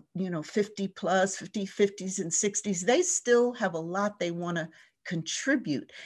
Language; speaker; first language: English; native; English